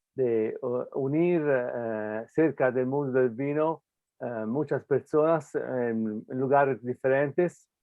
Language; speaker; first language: Spanish; non-native, fluent; Italian